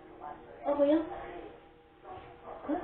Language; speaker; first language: French; native; French